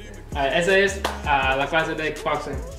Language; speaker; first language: Spanish; non-native, learner; English